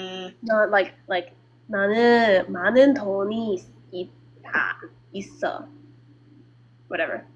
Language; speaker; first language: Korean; non-native, learner; English